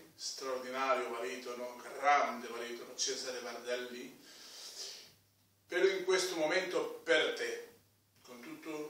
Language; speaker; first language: Italian; non-native, fluent; Spanish